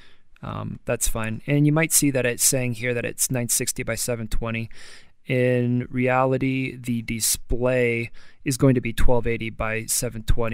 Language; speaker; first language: English; native; English